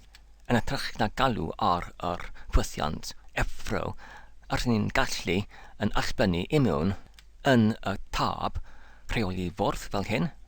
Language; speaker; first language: Welsh; non-native, learner; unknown